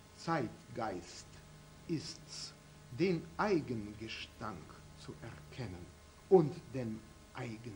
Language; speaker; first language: German; non-native, fluent; Russian